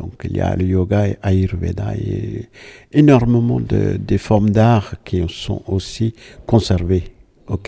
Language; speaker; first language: French; non-native, fluent; Malayalam